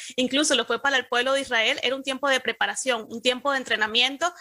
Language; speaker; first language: Spanish; native; Spanish